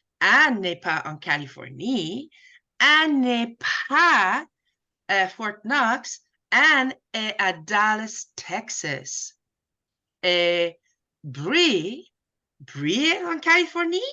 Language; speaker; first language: French; non-native, fluent; English